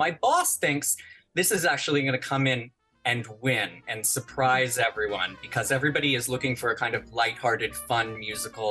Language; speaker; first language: English; native; English